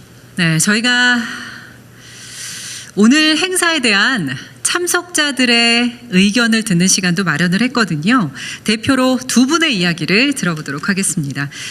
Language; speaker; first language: Korean; native; Korean